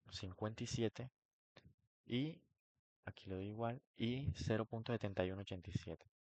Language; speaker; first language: Spanish; native; Spanish